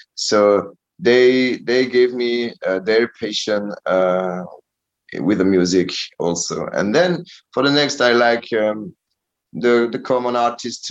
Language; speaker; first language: English; non-native, learner; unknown